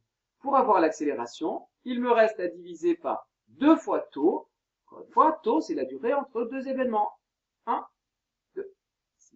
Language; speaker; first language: French; native; French